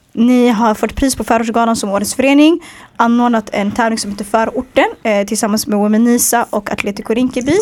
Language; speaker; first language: Swedish; early bilingual, other home language; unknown